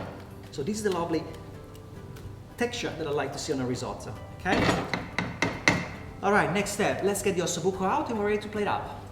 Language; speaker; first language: English; non-native, fluent; Italian